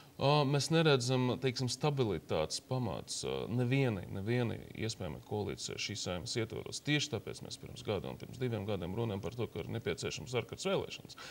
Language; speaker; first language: Latvian; non-native, local second language; Russian